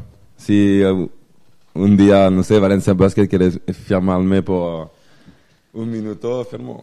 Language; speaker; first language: Spanish; non-native, fluent; French